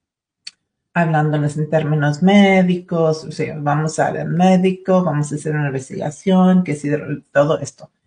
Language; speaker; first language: Spanish; early bilingual, other home language; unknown